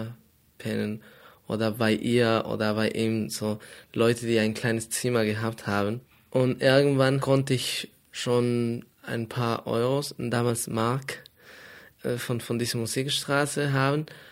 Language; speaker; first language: German; non-native, fluent; Spanish